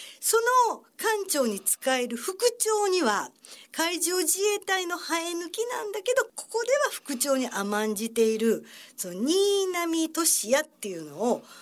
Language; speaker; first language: Japanese; native; Japanese